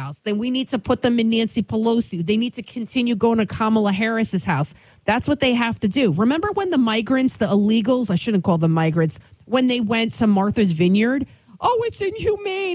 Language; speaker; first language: English; early bilingual, other home language; Albanian